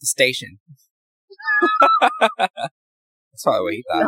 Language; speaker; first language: English; native; English